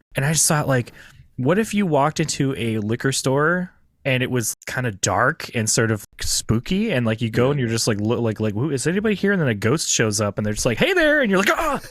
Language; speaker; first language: English; native; English